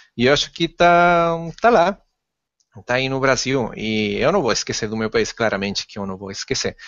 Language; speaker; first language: Portuguese; non-native, fluent; Spanish